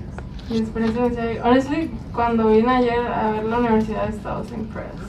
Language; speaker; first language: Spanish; early bilingual, other home language; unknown